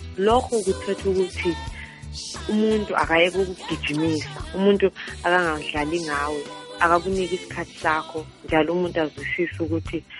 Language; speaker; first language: Zulu; native; Zulu